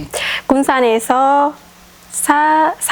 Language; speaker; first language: Korean; non-native, learner; Thai